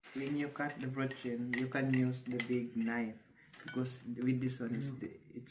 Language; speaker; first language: English; non-native, local second language; Filipino